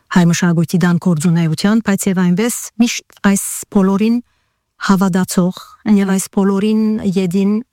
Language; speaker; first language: Armenian; early bilingual, heritage; Armenian